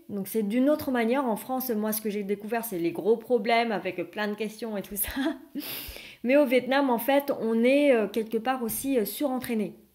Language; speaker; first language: French; non-native, fluent; Vietnamese